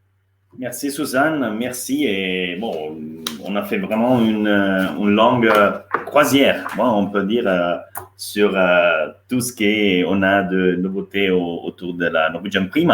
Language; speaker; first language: French; non-native, fluent; Italian